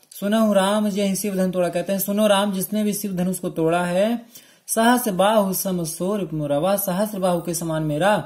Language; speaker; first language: Hindi; native; Hindi